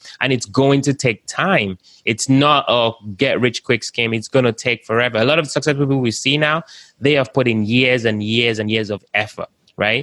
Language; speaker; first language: English; non-native, local second language; Yoruba